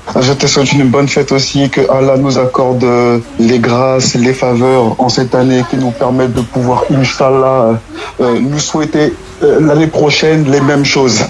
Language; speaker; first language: French; non-native, local second language; Wolof